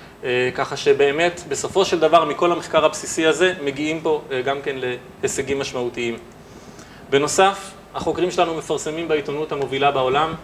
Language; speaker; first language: Hebrew; native; Hebrew